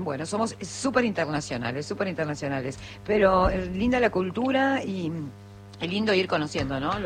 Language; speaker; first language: Spanish; native; Spanish